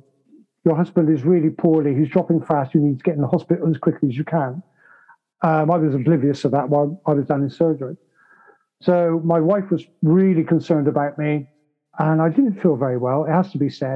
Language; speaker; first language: English; native; English